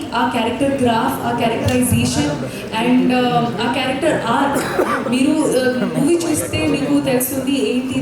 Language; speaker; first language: Telugu; non-native, local second language; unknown